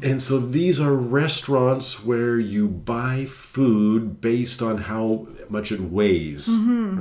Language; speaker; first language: English; native; English